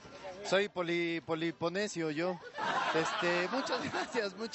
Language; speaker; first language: Spanish; native; Spanish